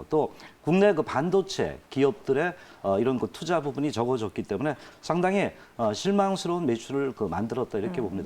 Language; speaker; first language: Korean; native; Korean